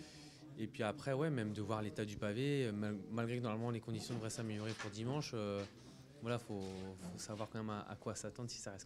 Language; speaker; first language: French; native; French